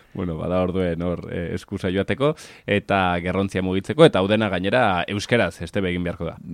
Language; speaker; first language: Basque; native; Basque